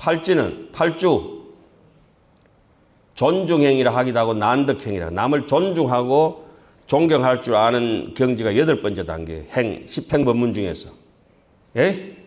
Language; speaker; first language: Korean; native; Korean